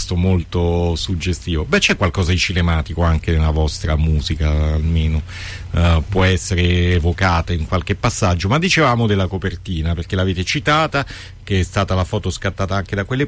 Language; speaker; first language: Italian; native; Italian